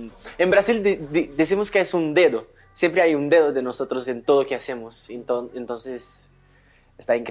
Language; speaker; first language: Spanish; non-native, learner; Portuguese